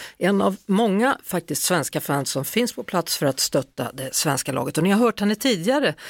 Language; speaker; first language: Swedish; native; Swedish